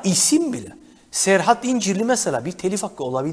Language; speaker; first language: Turkish; native; Turkish